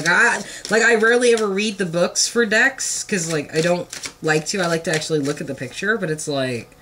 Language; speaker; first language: English; native; English